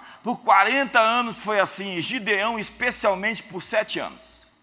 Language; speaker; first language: Portuguese; native; Portuguese